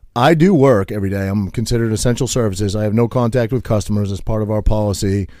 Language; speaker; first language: English; native; English